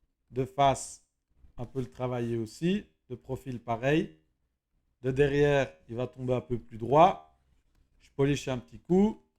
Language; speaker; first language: French; native; French